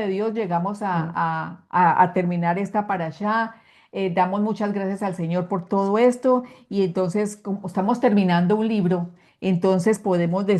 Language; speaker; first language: Spanish; native; Spanish